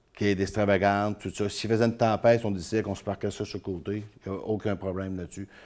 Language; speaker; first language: French; native; French